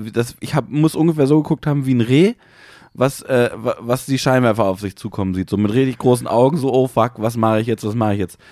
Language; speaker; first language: German; native; German